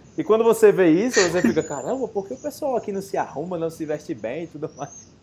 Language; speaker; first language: Portuguese; native; Portuguese